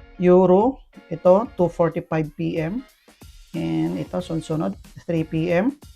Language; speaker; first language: Filipino; native; Filipino